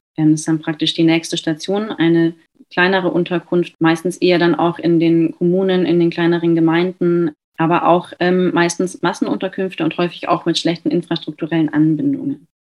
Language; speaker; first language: German; native; German